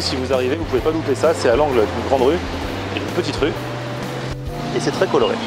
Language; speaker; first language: French; native; French